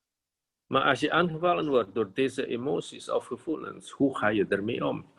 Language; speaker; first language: Dutch; non-native, fluent; Indonesian